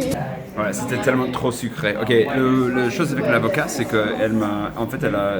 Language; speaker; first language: French; non-native, fluent; English